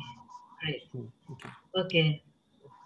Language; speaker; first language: English; non-native, learner; Indonesian